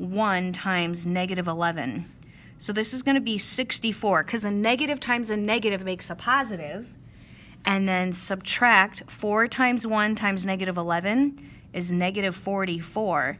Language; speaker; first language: English; native; English